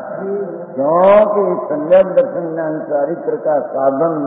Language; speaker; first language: Hindi; non-native, local second language; Gujarati